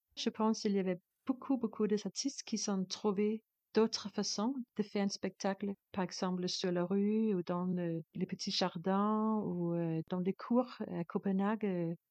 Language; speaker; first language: French; non-native, learner; Danish